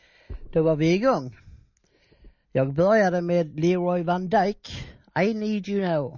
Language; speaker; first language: Swedish; native; Swedish